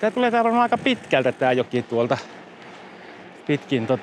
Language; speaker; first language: Finnish; native; Finnish